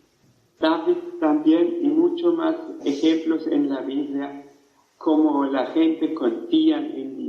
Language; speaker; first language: Spanish; non-native, fluent; German